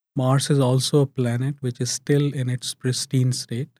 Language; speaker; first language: English; non-native, local second language; Hindi